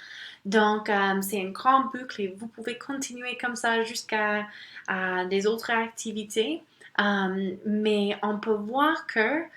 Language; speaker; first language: French; non-native, local second language; English